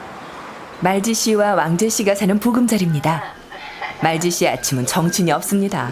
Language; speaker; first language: Korean; native; Korean